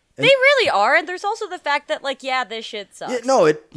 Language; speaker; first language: English; native; English